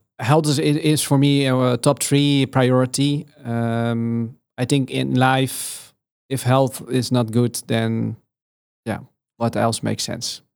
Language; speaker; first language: English; non-native, fluent; Dutch